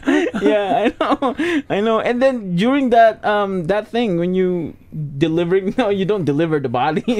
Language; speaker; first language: English; non-native, local second language; Pampanga